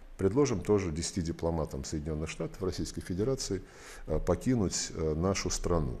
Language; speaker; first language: Russian; native; Russian